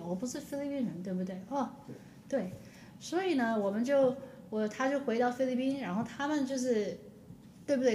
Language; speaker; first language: Chinese; early bilingual, other home language; English